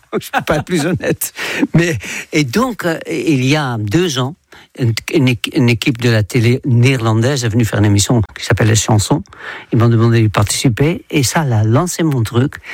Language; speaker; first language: French; non-native, fluent; Dutch